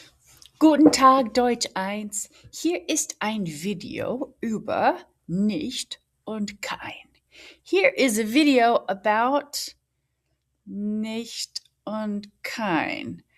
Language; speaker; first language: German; non-native, fluent; English